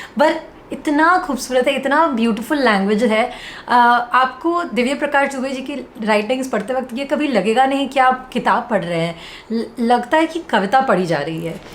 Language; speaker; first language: Hindi; non-native, local second language; Bangla